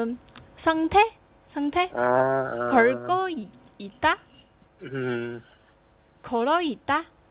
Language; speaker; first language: Korean; non-native, fluent; Chinese